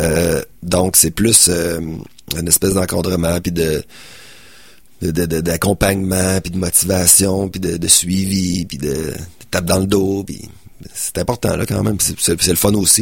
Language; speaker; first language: French; native; French